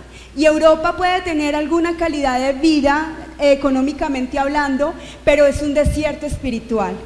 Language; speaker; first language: Spanish; native; Spanish